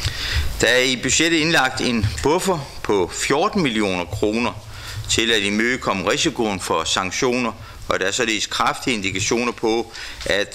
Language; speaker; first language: Danish; native; Danish